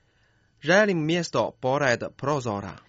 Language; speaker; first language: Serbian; non-native, fluent; Chinese